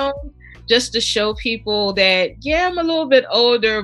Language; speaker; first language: English; native; English